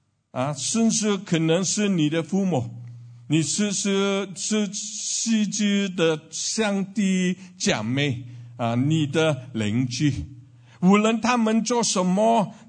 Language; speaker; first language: Chinese; non-native, learner; Cantonese